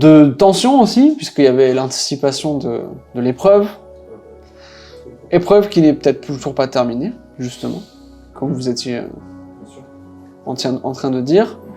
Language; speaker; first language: French; native; French